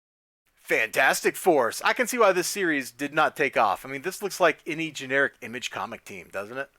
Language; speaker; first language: English; native; English